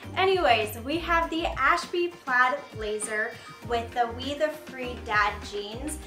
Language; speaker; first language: English; native; English